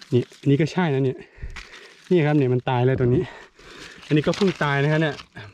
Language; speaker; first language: Thai; non-native, local second language; S'gaw Karen